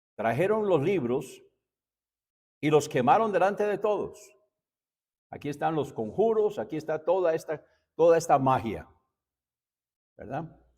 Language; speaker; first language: Spanish; native; Spanish